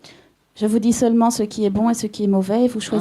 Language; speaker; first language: French; native; French